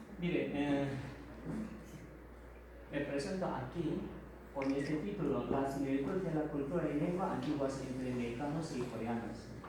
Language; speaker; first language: Spanish; non-native, fluent; Korean